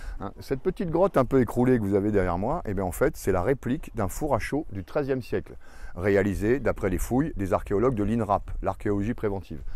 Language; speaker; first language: French; native; French